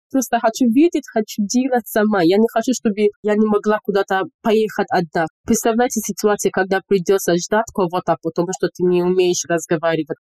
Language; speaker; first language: Russian; non-native, fluent; English